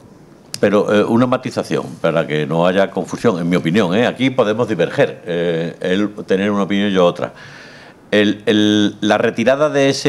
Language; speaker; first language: Spanish; native; Spanish